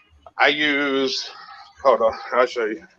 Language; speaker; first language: English; native; English